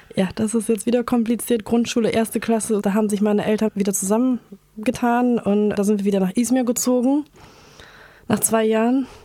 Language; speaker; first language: German; early bilingual, other home language; Turkish